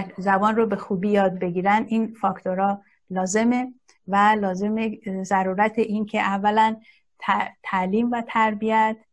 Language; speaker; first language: Persian; non-native, local second language; Azerbaijani